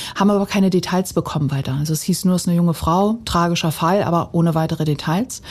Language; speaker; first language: German; early bilingual, other home language; Bosnian